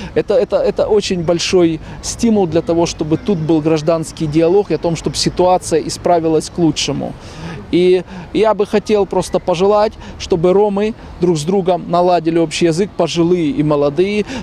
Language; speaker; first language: Russian; native; Russian